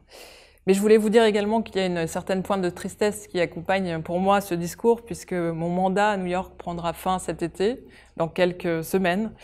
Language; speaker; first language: French; native; French